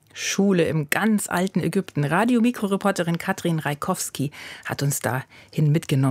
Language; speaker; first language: German; native; German